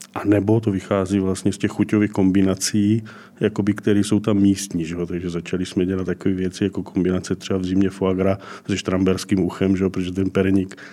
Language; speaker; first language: Czech; native; Czech